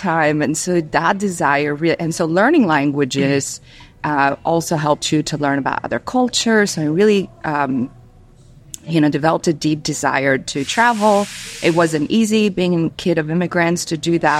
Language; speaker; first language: English; non-native, fluent; Albanian